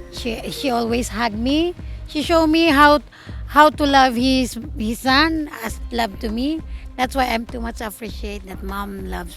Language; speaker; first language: English; non-native, learner; Japanese